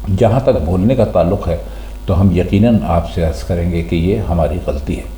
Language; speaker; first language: Urdu; native; Urdu